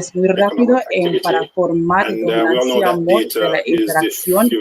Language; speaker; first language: Spanish; non-native, learner; English